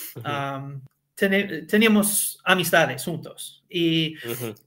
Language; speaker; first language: Spanish; non-native, learner; English